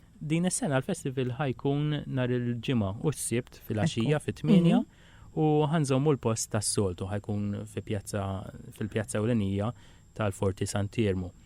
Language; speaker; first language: Maltese; native; Maltese